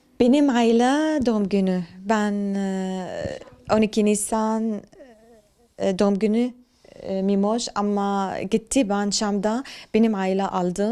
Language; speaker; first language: Turkish; non-native, learner; Arabic